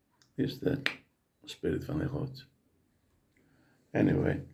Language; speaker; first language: Dutch; non-native, learner; Greek